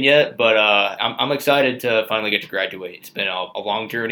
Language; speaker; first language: English; native; English